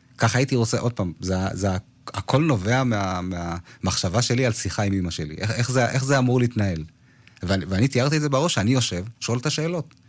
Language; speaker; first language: Hebrew; early bilingual, other home language; Amharic